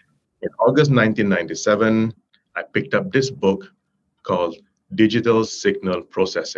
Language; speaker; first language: English; non-native, local second language; Tamil